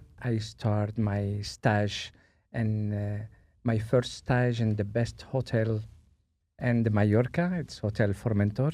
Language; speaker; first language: English; non-native, learner; Spanish